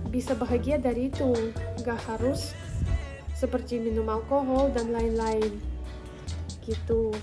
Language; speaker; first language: Indonesian; non-native, fluent; Russian